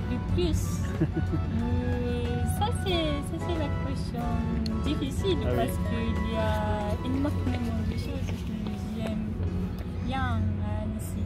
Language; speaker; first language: French; non-native, learner; Japanese